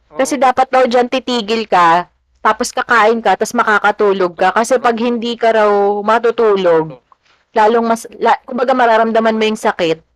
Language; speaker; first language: Filipino; native; Filipino